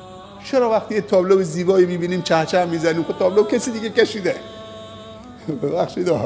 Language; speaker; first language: Persian; native; Persian